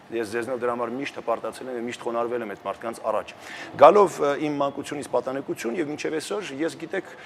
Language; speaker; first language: Armenian; early bilingual, heritage; Armenian